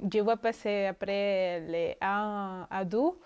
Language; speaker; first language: French; non-native, learner; Spanish